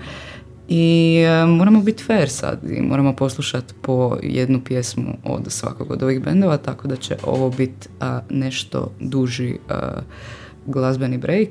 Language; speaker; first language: Croatian; native; Croatian